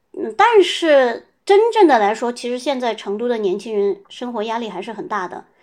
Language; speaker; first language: Chinese; native; Chinese